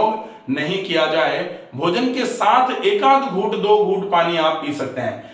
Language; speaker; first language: Hindi; native; Hindi